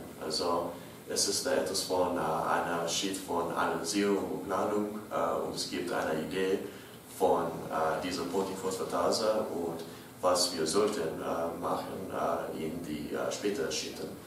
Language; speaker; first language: German; non-native, learner; English